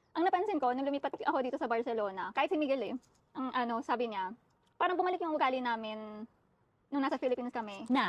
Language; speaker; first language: Filipino; native; Filipino